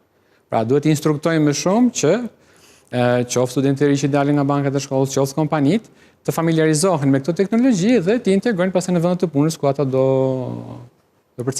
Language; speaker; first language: Albanian; native; Albanian